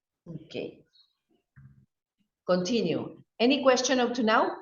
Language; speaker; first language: English; non-native, fluent; Spanish